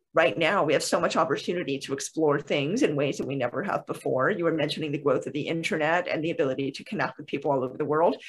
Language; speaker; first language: English; native; English